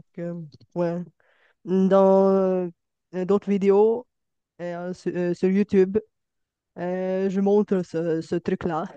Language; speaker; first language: French; non-native, fluent; Bulgarian